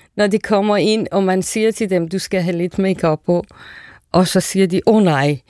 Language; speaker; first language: Danish; non-native, fluent; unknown